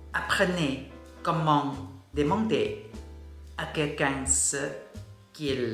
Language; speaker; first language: French; non-native, fluent; Thai